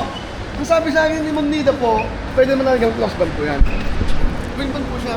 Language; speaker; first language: Filipino; native; Filipino